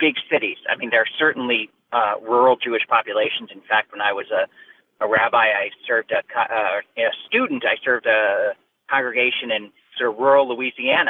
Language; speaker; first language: English; native; English